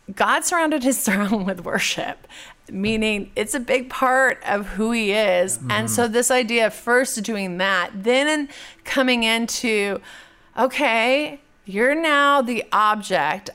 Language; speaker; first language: English; native; English